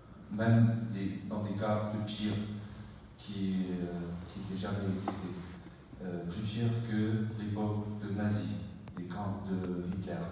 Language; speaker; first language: French; non-native, fluent; Uyghur